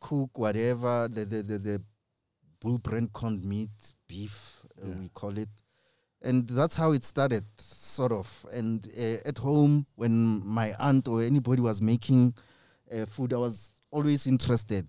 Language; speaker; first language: English; non-native, local second language; Tswana